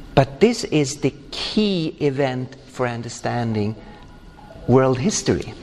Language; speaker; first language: English; non-native, fluent; Swedish